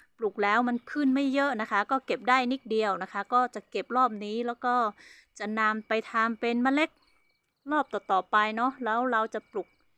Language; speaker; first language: Thai; non-native, local second language; Hmong